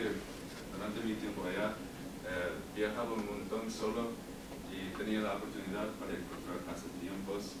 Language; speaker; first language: Spanish; non-native, learner; English